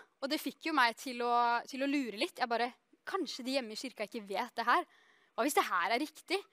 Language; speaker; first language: Norwegian; native; Norwegian